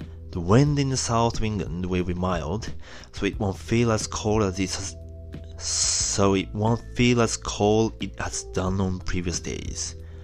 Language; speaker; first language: English; non-native, learner; Japanese